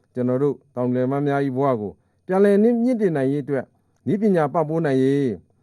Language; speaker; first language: Burmese; non-native, local second language; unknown